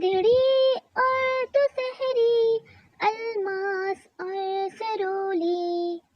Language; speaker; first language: Urdu; native; Urdu